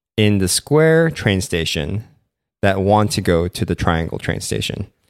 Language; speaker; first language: English; non-native, local second language; Korean